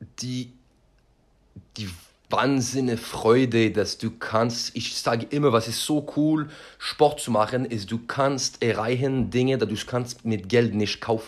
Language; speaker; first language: German; non-native, learner; French